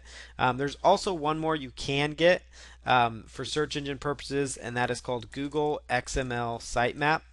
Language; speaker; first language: English; native; English